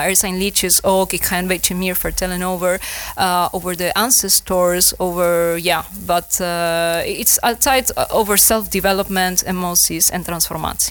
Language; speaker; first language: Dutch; non-native, learner; Spanish